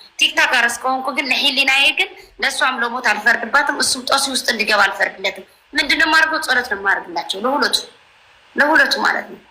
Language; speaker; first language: Amharic; non-native, local second language; Tigrinya